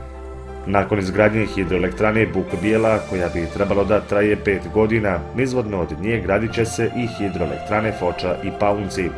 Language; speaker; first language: Bosnian; native; Bosnian